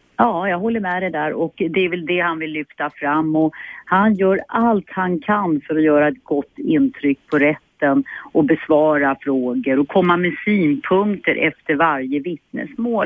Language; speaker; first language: Swedish; native; Swedish